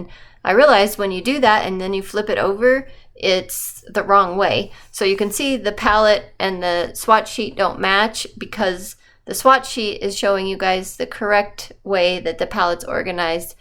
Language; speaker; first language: English; native; English